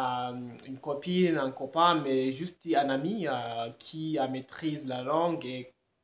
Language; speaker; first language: French; non-native, fluent; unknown